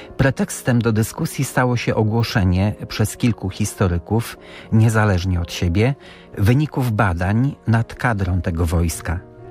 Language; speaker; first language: Polish; native; Polish